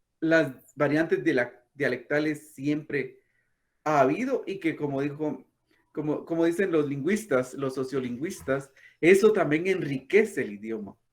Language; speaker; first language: Spanish; non-native, local second language; Kaqchikel